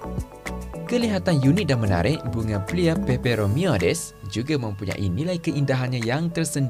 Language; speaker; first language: Malay; native; Malay